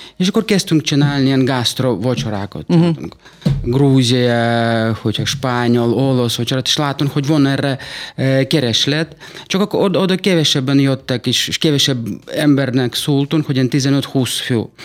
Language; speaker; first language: Hungarian; non-native, fluent; Russian